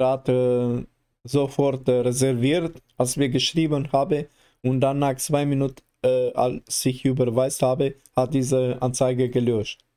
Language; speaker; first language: German; non-native, learner; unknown